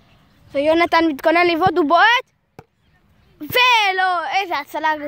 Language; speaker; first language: Hebrew; native; Hebrew